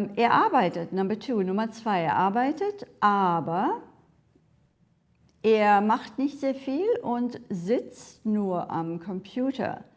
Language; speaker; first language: German; non-native, fluent; English